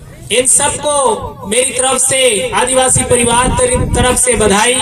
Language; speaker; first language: Hindi; non-native, local second language; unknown